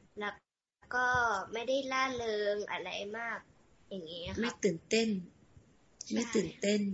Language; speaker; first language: Thai; early bilingual, heritage; Thai